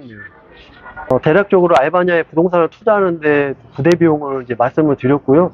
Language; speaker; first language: Korean; native; Korean